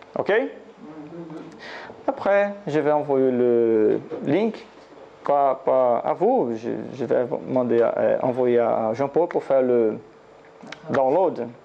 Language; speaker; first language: French; non-native, learner; Portuguese